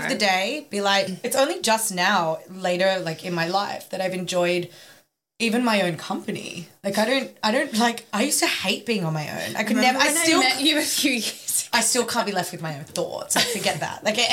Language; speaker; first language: English; native; English